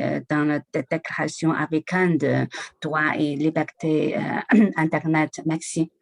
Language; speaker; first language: French; non-native, learner; Chinese